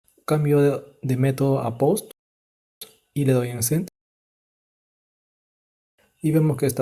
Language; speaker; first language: Spanish; native; Spanish